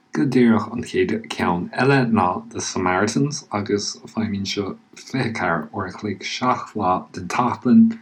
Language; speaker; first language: Irish; native; Irish